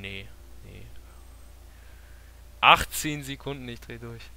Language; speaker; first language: German; native; German